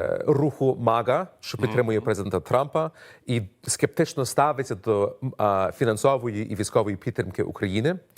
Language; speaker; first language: Ukrainian; early bilingual, heritage; Ukrainian